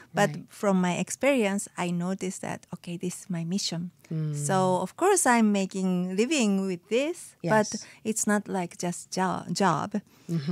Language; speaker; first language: English; non-native, fluent; Japanese